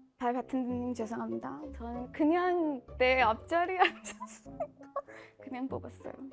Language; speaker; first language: Korean; non-native, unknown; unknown